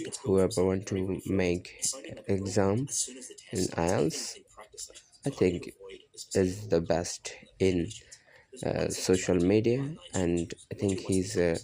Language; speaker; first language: English; non-native, learner; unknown